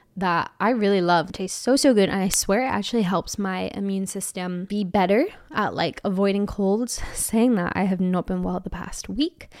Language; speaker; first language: English; native; English